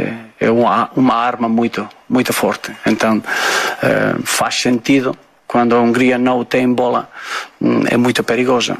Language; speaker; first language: Portuguese; non-native, fluent; Spanish